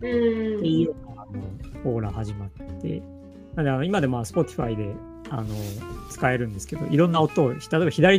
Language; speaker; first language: Japanese; native; Japanese